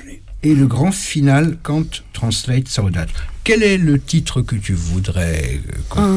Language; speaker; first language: French; native; French